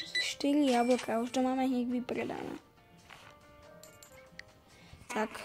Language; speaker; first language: Slovak; native; Slovak